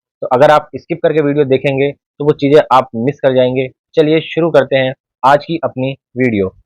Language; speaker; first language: Hindi; native; Hindi